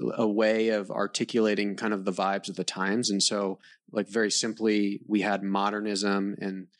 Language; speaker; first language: English; native; English